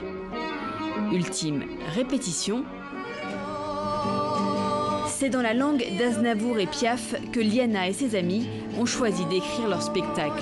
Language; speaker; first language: French; native; French